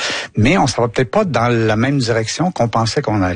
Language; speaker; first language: French; native; French